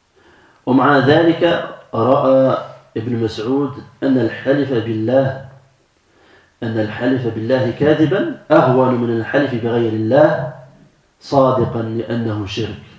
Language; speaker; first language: Arabic; non-native, fluent; French